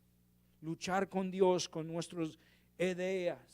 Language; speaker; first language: Spanish; non-native, learner; English